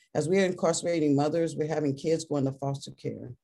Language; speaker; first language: English; native; English